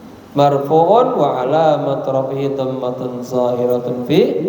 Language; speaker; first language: Arabic; non-native, fluent; Indonesian